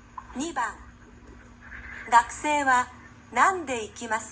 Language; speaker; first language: Japanese; non-native, learner; Filipino